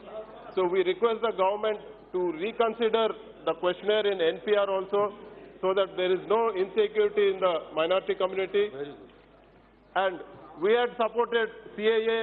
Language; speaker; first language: English; non-native, local second language; Telugu